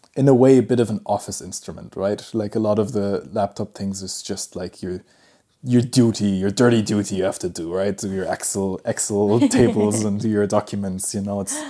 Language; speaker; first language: English; early bilingual, other home language; Pashto